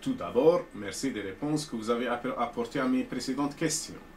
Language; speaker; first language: French; non-native, local second language; Arabic